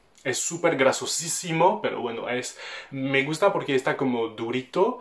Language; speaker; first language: Spanish; non-native, fluent; French